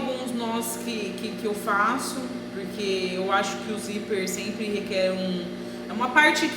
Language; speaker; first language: Portuguese; native; Portuguese